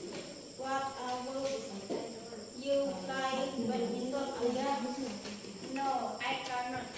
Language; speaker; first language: English; non-native, learner; Indonesian